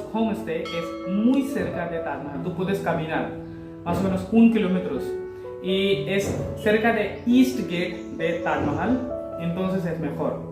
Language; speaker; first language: Spanish; non-native, learner; Hindi